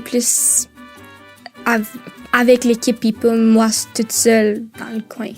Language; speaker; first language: French; early bilingual, other home language; Spanish